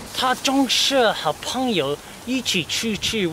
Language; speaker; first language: Chinese; non-native, learner; English